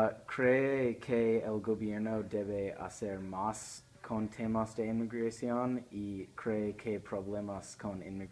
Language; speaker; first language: Spanish; non-native, learner; English